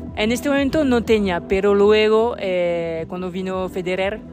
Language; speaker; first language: Spanish; non-native, fluent; French